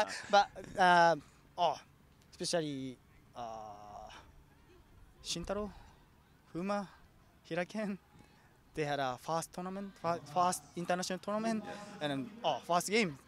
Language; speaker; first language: English; non-native, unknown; Japanese